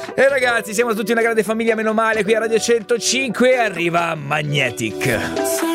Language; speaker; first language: Italian; native; Italian